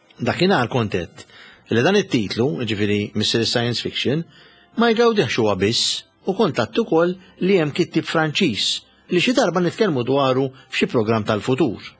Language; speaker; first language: Maltese; native; Maltese